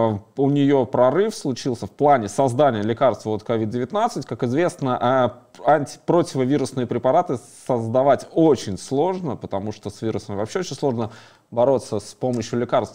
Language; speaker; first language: Russian; native; Russian